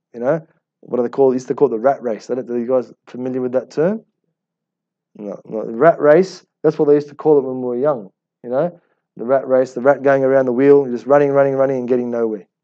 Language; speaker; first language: English; early bilingual, other home language; Arabic